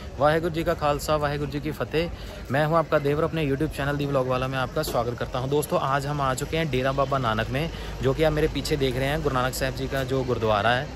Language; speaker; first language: Hindi; non-native, local second language; Punjabi